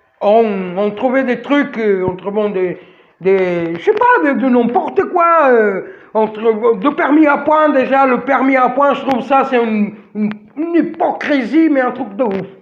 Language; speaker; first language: French; non-native, fluent; Portuguese